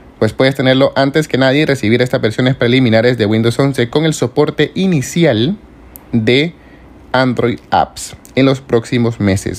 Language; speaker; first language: Spanish; native; Spanish